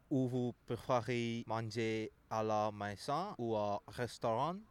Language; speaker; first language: French; non-native, learner; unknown